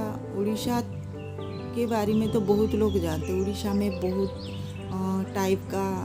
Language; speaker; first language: Hindi; non-native, local second language; Odia